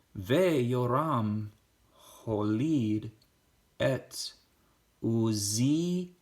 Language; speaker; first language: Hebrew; non-native, learner; English